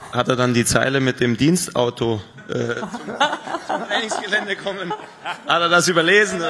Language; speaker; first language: German; native; German